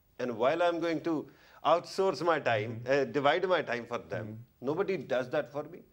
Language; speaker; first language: English; non-native, local second language; Urdu